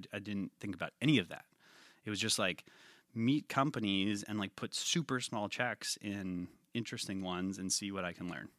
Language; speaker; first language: English; native; English